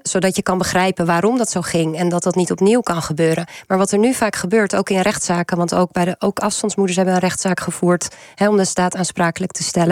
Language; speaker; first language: Dutch; native; Dutch